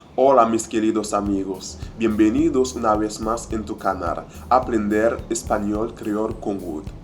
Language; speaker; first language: Spanish; non-native, fluent; Haitian Creole